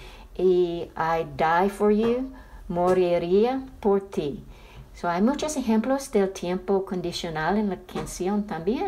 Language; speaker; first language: Spanish; non-native, fluent; English